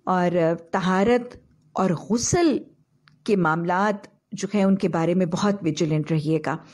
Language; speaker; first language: Urdu; native; Urdu